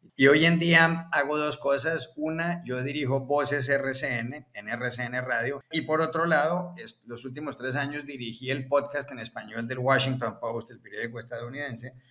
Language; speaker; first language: Spanish; native; Spanish